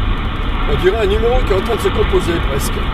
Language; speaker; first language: French; native; French